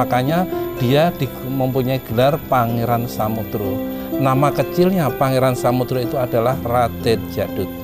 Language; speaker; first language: Indonesian; non-native, local second language; Javanese